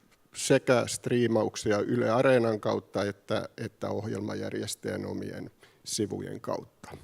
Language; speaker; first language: Finnish; native; Finnish